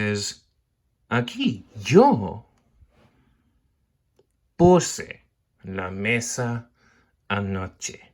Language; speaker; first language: Spanish; non-native, fluent; English